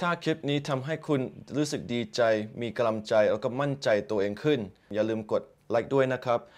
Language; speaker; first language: Thai; non-native, fluent; English